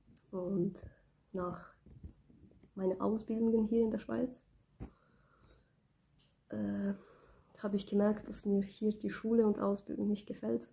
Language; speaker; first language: German; early bilingual, other home language; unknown